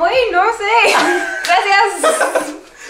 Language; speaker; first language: Spanish; non-native, learner; English